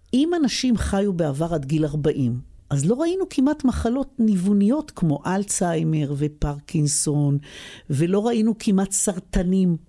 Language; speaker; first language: Hebrew; native; Hebrew